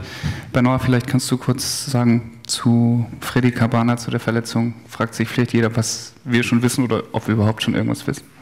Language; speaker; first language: German; native; German